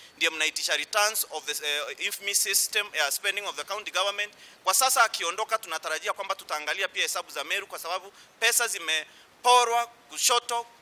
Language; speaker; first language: Swahili; non-native, local second language; Meru